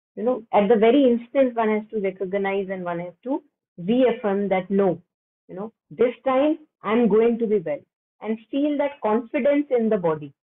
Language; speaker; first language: English; non-native, local second language; Hindi